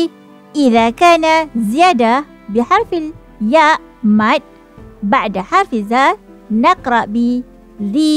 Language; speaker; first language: Arabic; non-native, fluent; Malay